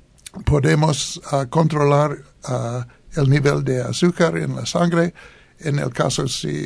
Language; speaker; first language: Spanish; non-native, learner; English